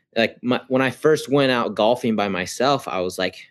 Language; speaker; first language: English; native; English